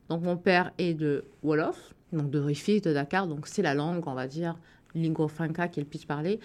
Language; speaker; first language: French; early bilingual, other home language; Wolof